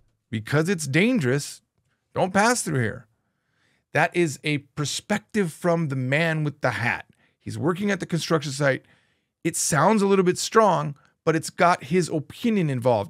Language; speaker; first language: English; native; English